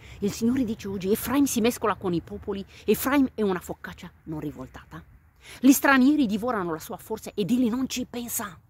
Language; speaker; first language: Italian; non-native, fluent; Romanian